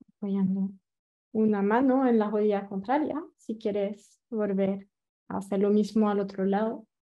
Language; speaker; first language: Spanish; non-native, fluent; French